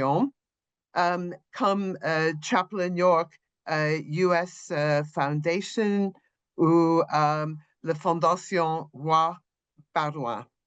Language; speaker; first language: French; non-native, learner; English